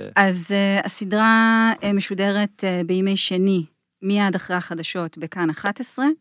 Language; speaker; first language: Hebrew; native; Hebrew